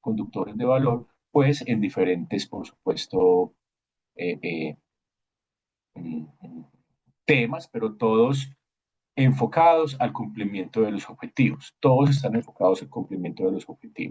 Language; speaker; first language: Spanish; native; Spanish